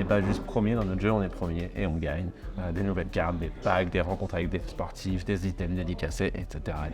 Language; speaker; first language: French; native; French